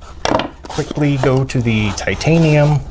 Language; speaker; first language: English; native; English